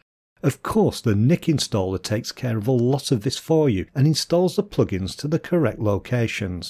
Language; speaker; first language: English; native; English